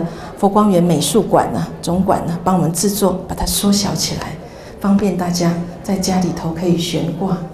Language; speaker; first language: Chinese; native; Chinese